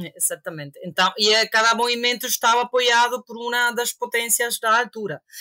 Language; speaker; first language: Portuguese; non-native, fluent; Spanish